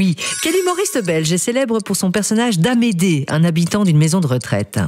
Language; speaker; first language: French; native; French